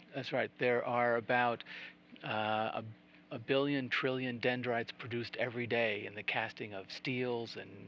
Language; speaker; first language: English; native; English